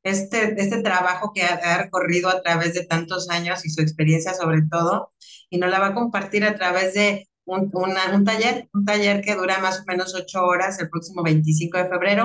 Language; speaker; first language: Spanish; native; Spanish